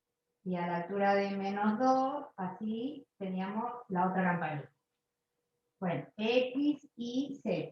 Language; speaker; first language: Spanish; native; Spanish